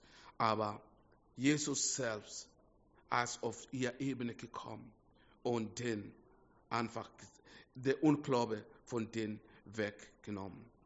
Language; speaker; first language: German; non-native, fluent; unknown